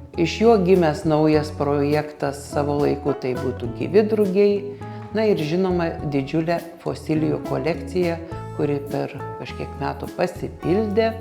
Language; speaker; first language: Lithuanian; native; Lithuanian